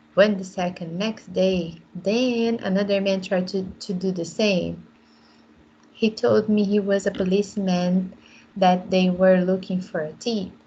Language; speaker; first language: English; non-native, fluent; Portuguese